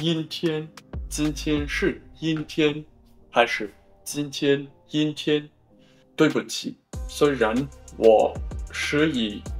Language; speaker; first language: Chinese; non-native, learner; German